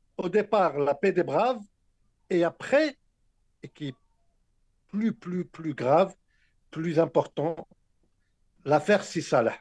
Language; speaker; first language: French; non-native, local second language; Arabic